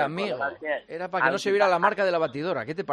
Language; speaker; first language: Spanish; native; Spanish